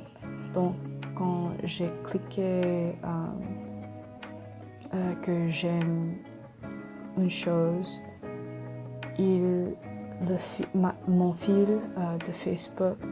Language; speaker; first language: French; non-native, learner; English